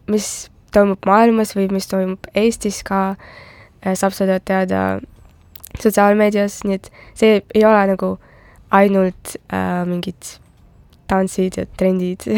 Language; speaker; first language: Estonian; non-native, local second language; Russian